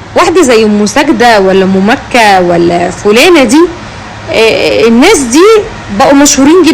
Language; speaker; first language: Arabic; native; Arabic